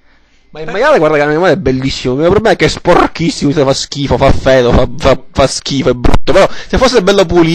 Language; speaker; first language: Italian; native; Italian